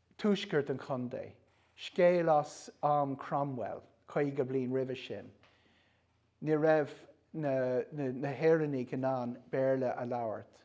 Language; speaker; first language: Irish; non-native, local second language; English